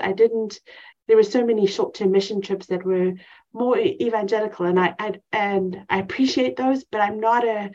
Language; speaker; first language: English; native; English